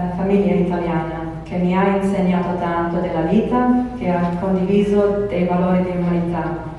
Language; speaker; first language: Italian; early bilingual, heritage; Italian